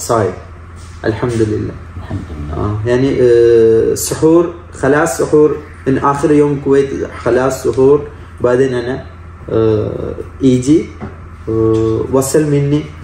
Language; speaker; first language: Arabic; non-native, learner; Malayalam